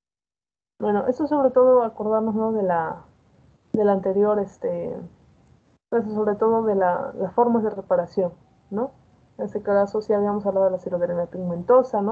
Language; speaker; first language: Spanish; native; Spanish